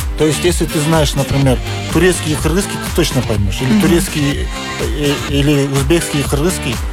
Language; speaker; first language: Russian; non-native, local second language; Kyrgyz